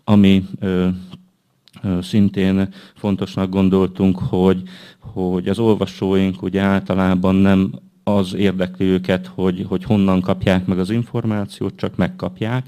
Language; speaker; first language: Hungarian; native; Hungarian